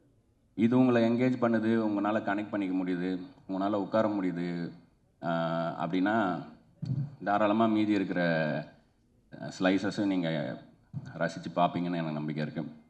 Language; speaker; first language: Tamil; native; Tamil